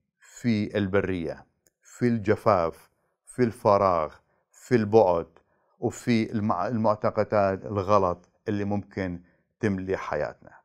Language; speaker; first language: Arabic; native; Arabic